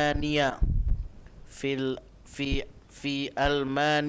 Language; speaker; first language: Arabic; non-native, learner; Indonesian